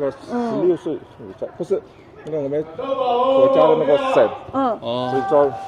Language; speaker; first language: Chinese; early bilingual, heritage; Chinese